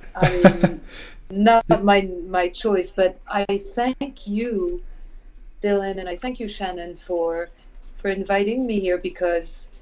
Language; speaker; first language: English; non-native, fluent; French